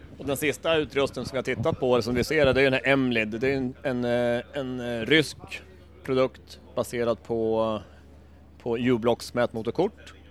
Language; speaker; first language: Swedish; native; Swedish